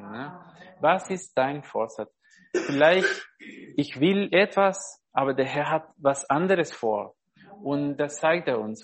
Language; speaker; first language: German; non-native, fluent; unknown